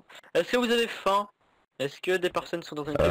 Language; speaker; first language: French; native; French